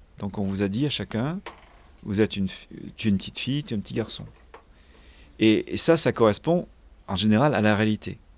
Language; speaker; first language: French; native; French